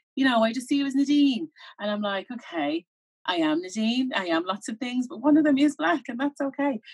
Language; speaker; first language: English; native; English